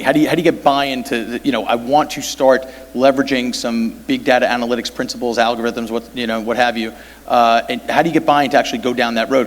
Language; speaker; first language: English; native; English